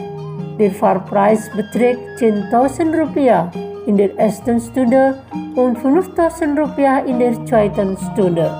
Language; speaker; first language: German; non-native, fluent; Indonesian